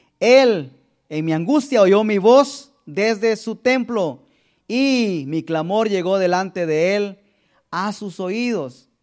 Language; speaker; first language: Spanish; native; Spanish